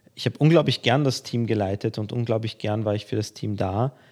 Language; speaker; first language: German; early bilingual, other home language; Polish